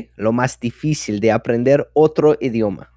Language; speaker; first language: Spanish; non-native, fluent; English